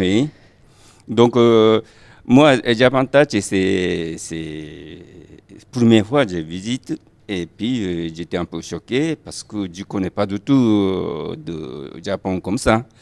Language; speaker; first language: French; non-native, fluent; Japanese